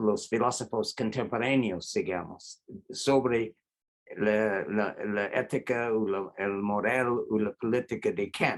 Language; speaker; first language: Spanish; non-native, fluent; English